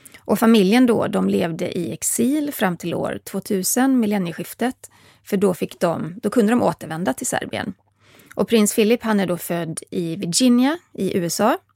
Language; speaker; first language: Swedish; native; Swedish